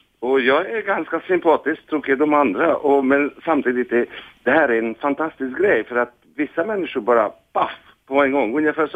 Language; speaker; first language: Swedish; non-native, fluent; Hungarian